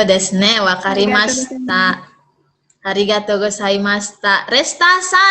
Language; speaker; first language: Japanese; non-native, fluent; Indonesian